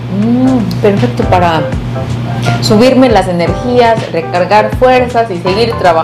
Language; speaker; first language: Spanish; non-native, fluent; Korean